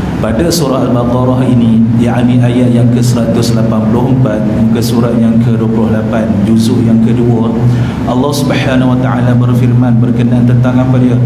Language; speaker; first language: Malay; native; Malay